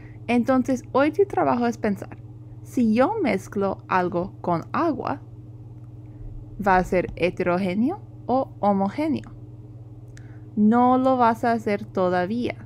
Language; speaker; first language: Spanish; non-native, fluent; English